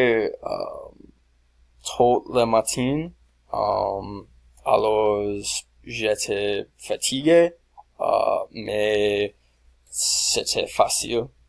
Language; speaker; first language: French; non-native, learner; English